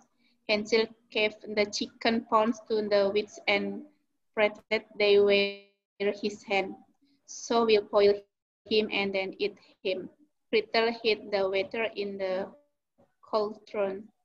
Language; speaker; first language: English; non-native, learner; Indonesian